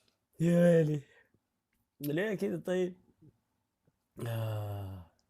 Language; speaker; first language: Arabic; native; Arabic